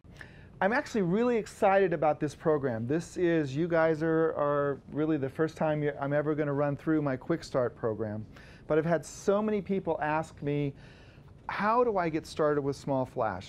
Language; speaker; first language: English; native; English